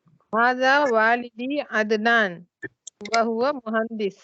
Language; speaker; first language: Arabic; non-native, learner; Tamil